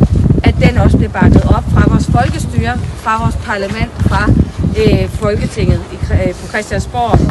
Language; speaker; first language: Danish; native; Danish